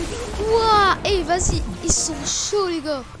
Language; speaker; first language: French; native; French